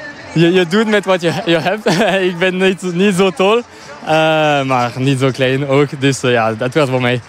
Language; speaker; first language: Dutch; non-native, local second language; French